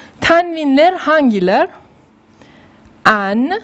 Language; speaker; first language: Turkish; non-native, fluent; Persian